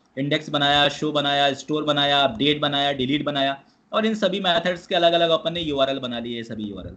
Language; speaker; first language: Hindi; native; Hindi